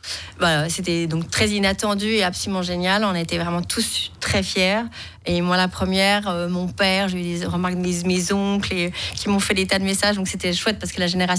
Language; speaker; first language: French; native; French